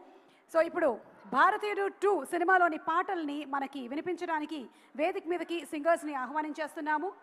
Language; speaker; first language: Telugu; native; Telugu